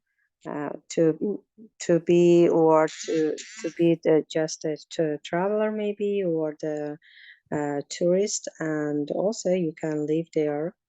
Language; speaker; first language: English; non-native, learner; Azerbaijani